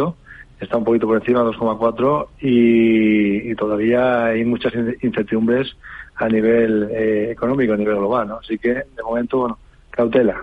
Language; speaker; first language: Spanish; native; Spanish